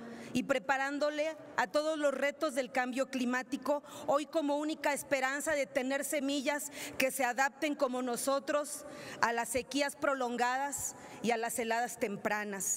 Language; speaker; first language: Spanish; native; Spanish